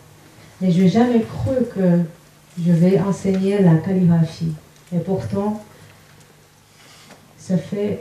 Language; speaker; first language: French; non-native, fluent; Chinese